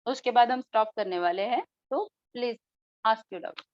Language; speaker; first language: Hindi; non-native, local second language; Marathi